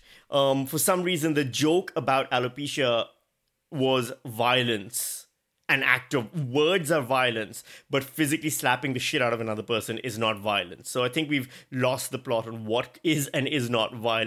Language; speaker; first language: English; non-native, local second language; Urdu